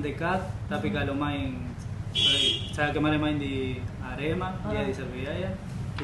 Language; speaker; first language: Indonesian; non-native, fluent; Spanish